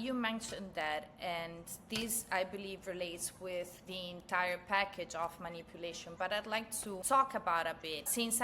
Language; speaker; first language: English; non-native, fluent; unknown